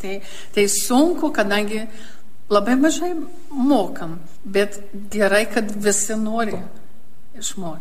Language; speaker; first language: Lithuanian; early bilingual, heritage; Lithuanian